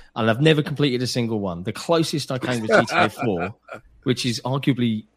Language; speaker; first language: English; native; English